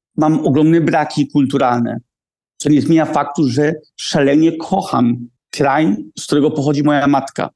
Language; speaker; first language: Polish; early bilingual, heritage; Polish